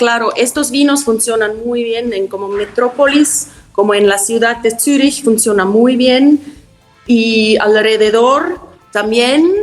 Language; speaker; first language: Spanish; non-native, fluent; German